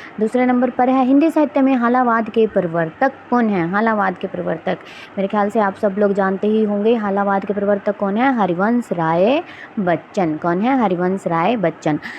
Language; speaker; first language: Hindi; native; Hindi